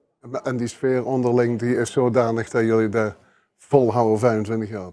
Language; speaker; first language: Dutch; native; Dutch